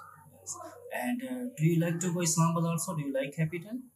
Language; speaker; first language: English; non-native, learner; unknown